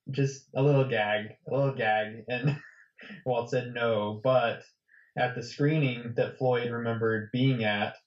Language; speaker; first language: English; native; English